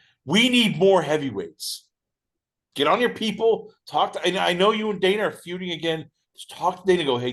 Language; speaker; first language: English; native; English